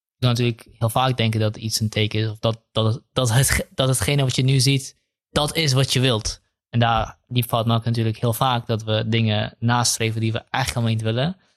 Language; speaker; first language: Dutch; early bilingual, other home language; Kurdish